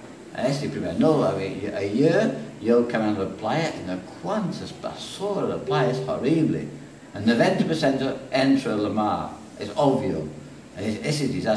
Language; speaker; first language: Spanish; non-native, learner; English